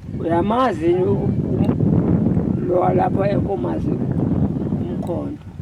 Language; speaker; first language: Zulu; native; Zulu